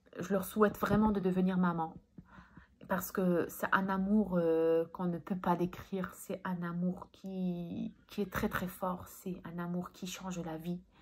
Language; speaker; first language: French; early bilingual, other home language; Arabic